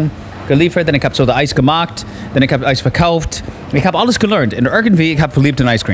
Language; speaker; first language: German; non-native, learner; English